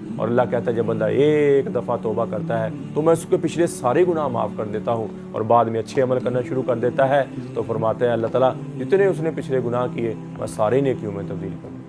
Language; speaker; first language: Urdu; non-native, local second language; Punjabi